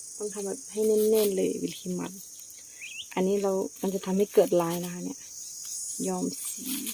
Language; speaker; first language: Thai; non-native, local second language; Karen languages